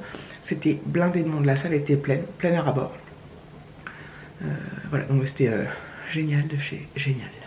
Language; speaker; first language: French; native; French